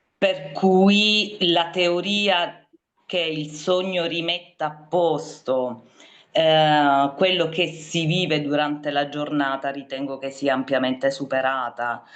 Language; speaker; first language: Italian; native; Italian